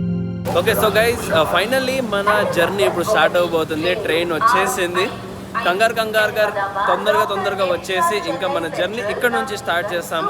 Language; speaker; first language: Telugu; native; Telugu